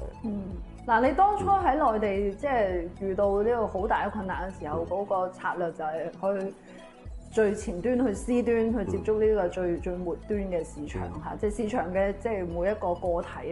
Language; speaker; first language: Cantonese; native; Cantonese